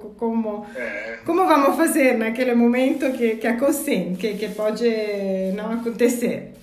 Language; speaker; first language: Portuguese; non-native, fluent; Italian